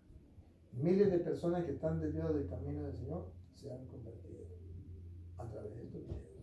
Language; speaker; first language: Spanish; native; Spanish